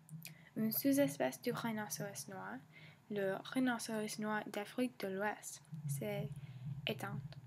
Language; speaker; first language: French; non-native, learner; English